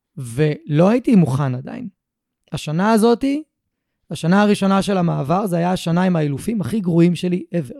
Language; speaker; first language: Hebrew; native; Hebrew